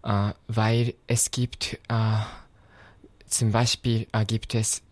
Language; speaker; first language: German; non-native, fluent; Japanese